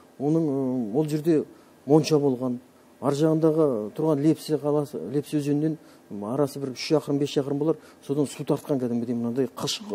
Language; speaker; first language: Kazakh; native; Kazakh